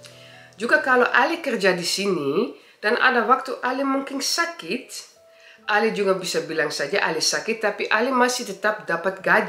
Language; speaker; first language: Indonesian; early bilingual, heritage; Indonesian